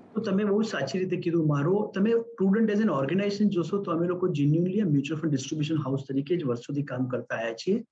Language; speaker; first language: Gujarati; native; Gujarati